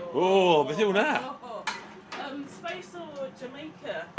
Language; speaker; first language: Welsh; non-native, learner; English